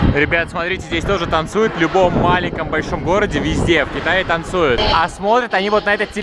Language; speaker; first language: Russian; native; Russian